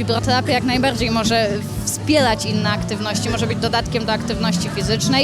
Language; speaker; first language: Polish; native; Polish